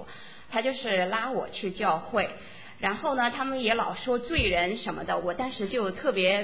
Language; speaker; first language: Chinese; native; Chinese